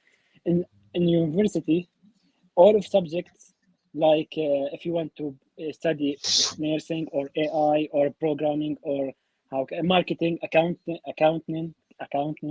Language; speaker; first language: English; non-native, learner; Arabic